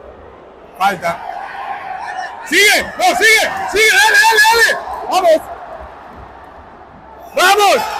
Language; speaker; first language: Spanish; native; Spanish